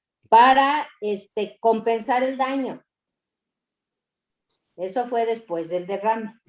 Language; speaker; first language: Spanish; native; Spanish